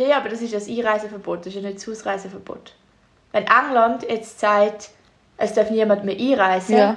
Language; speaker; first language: German; native; German